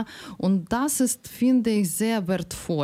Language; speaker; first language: German; non-native, learner; Ukrainian